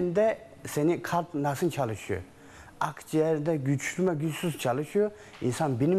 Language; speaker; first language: Turkish; non-native, learner; Chinese